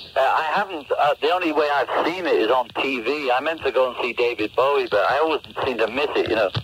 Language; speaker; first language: English; native; English